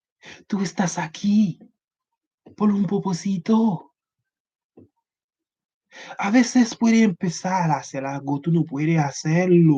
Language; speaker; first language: Spanish; non-native, learner; Haitian Creole